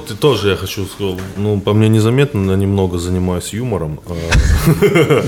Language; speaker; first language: Russian; non-native, local second language; Ossetic